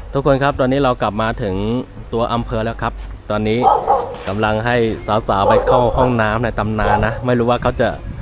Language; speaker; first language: Thai; non-native, fluent; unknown